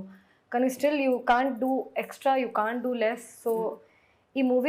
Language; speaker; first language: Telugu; non-native, local second language; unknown